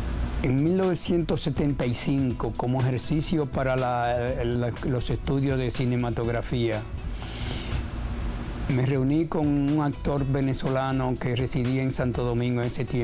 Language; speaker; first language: Spanish; native; Spanish